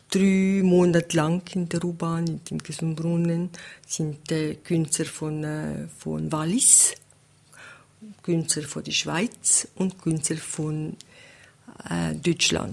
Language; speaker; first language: German; non-native, local second language; Italian